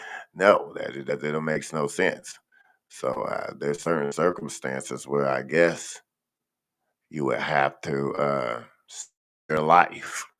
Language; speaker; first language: English; native; English